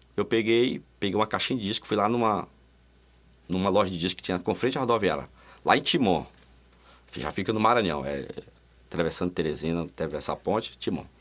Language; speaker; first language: Portuguese; native; Portuguese